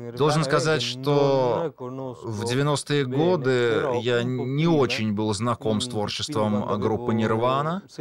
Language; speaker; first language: Russian; non-native, fluent; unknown